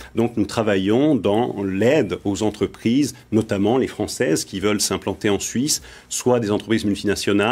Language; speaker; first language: French; native; French